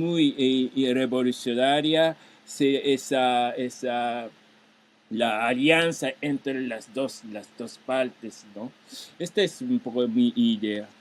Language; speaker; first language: Spanish; non-native, fluent; Japanese